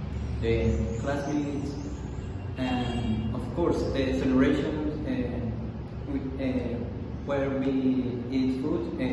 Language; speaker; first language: English; non-native, learner; Spanish